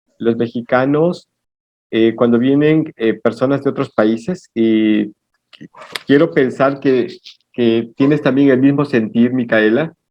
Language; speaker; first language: Spanish; native; Spanish